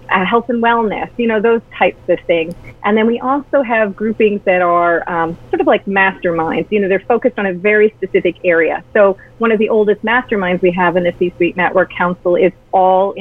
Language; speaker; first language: English; native; English